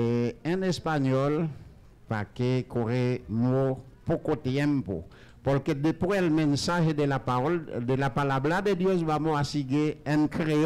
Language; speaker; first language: Spanish; non-native, learner; Haitian Creole